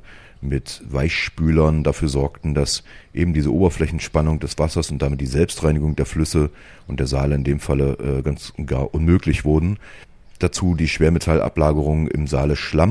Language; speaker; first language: German; native; German